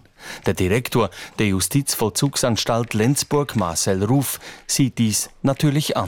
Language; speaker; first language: German; native; German